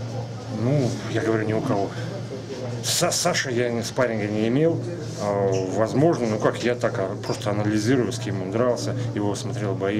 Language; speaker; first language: Russian; native; Russian